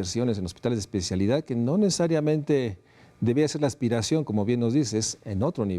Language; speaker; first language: Spanish; native; Spanish